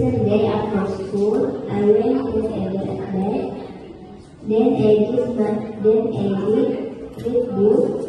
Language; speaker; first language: English; non-native, learner; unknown